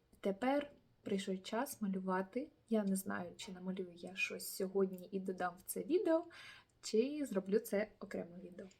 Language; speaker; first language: Ukrainian; native; Ukrainian